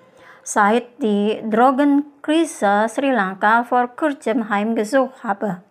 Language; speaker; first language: German; non-native, fluent; Indonesian